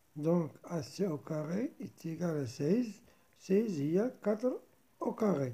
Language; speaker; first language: French; non-native, local second language; Arabic